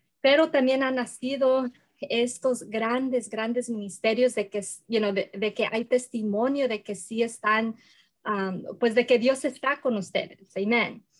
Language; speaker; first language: Spanish; early bilingual, heritage; Spanish